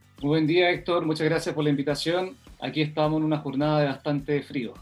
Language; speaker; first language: Spanish; native; Spanish